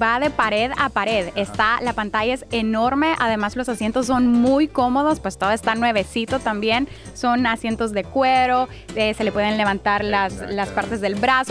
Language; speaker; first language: Spanish; native; Spanish